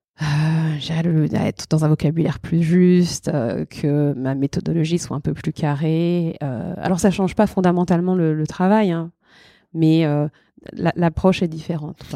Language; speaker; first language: French; early bilingual, other home language; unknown